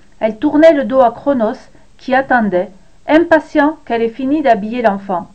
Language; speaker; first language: French; native; French